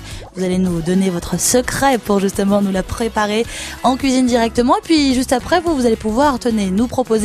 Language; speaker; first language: French; native; French